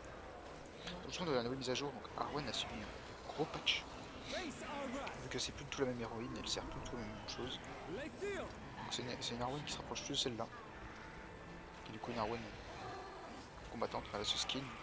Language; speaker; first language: French; native; French